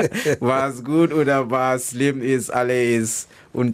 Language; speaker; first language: German; non-native, learner; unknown